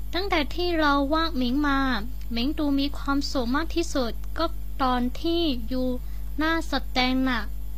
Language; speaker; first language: Thai; non-native, learner; Chinese